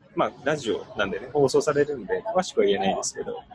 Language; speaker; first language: Japanese; non-native, fluent; English